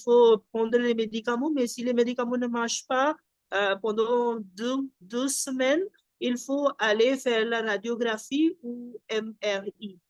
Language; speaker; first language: French; non-native, fluent; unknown